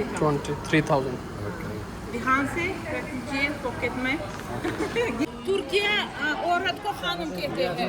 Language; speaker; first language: Hindi; non-native, fluent; Uzbek